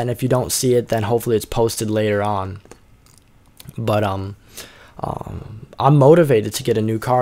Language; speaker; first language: English; native; English